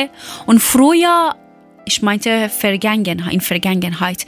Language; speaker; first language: German; non-native, learner; Persian